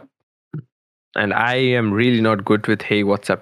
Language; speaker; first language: English; non-native, local second language; Bangla